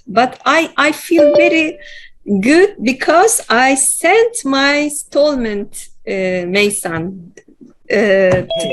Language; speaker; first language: English; non-native, learner; Turkish